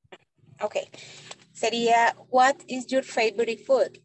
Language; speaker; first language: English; non-native, learner; Spanish